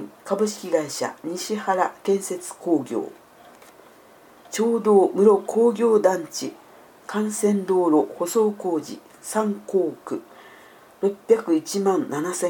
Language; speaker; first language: Japanese; native; Japanese